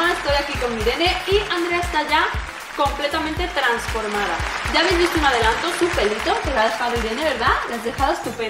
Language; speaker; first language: Spanish; native; Spanish